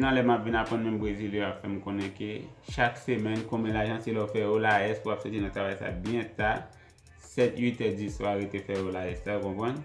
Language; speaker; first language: French; non-native, local second language; Haitian Creole